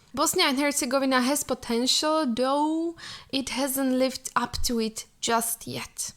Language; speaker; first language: English; non-native, fluent; Slovak